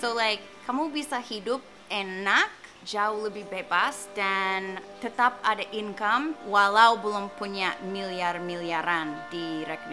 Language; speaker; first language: Indonesian; non-native, fluent; English